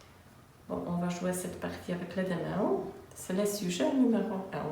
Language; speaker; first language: French; non-native, fluent; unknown